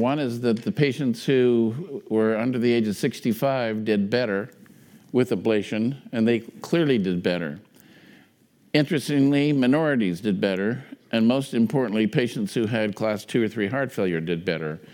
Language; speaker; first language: English; native; English